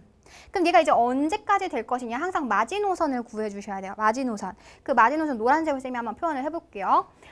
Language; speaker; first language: Korean; native; Korean